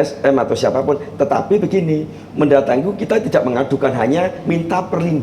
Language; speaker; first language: Indonesian; native; Indonesian